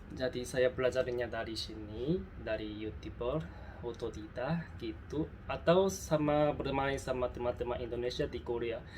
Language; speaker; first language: Indonesian; non-native, learner; Korean